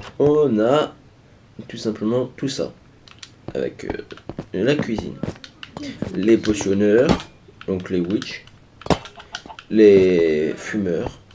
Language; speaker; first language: French; native; French